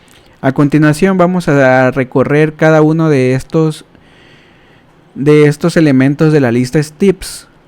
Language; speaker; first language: Spanish; native; Spanish